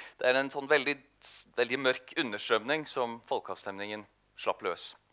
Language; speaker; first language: Norwegian; native; Norwegian